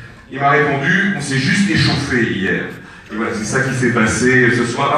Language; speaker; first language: French; native; French